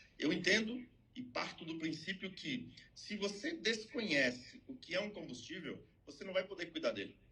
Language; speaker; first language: Portuguese; non-native, fluent; French